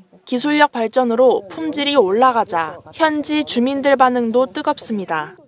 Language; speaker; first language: Korean; native; Korean